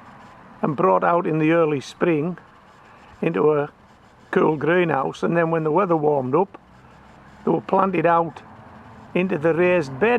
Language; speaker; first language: English; native; English